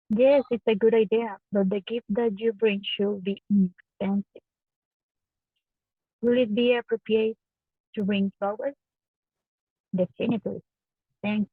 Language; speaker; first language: English; non-native, learner; Spanish